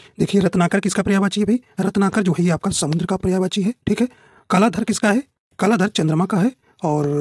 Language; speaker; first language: Hindi; native; Hindi